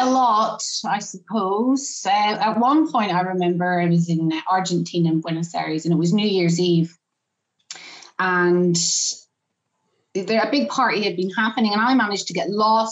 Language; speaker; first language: English; native; English